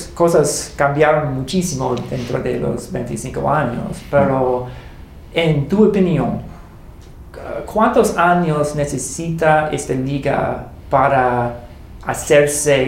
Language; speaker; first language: Spanish; non-native, learner; English